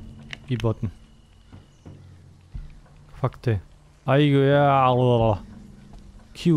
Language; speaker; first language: Korean; non-native, learner; German